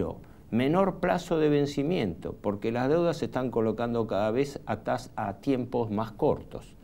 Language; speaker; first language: Spanish; native; Spanish